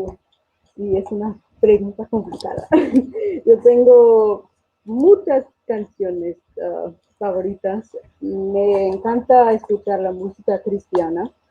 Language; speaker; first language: Spanish; non-native, fluent; English